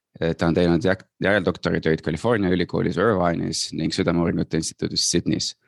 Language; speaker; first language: Estonian; native; Estonian